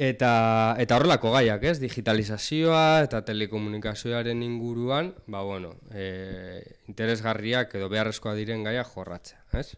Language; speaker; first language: Basque; native; Basque